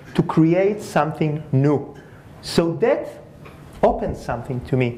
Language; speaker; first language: English; early bilingual, other home language; Spanish